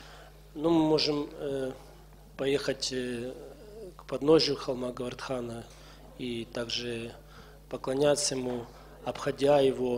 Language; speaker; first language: Russian; native; Russian